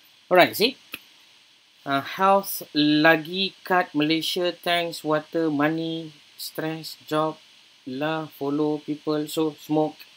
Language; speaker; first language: English; non-native, local second language; Malay